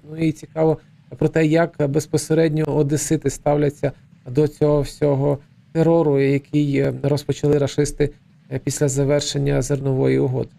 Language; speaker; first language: Ukrainian; native; Ukrainian